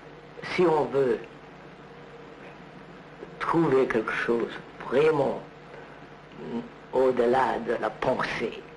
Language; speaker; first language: French; non-native, learner; Telugu